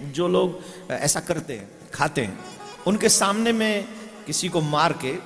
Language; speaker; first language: Hindi; native; Hindi